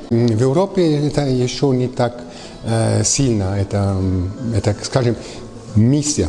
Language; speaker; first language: Russian; non-native, fluent; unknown